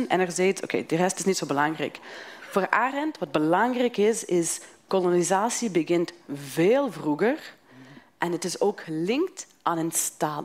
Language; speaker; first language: Dutch; non-native, fluent; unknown